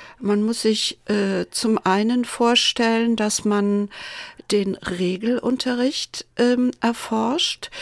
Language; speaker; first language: German; native; German